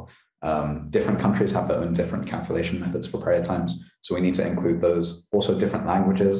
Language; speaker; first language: English; native; English